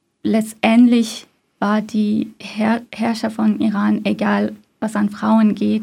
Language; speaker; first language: German; non-native, fluent; Persian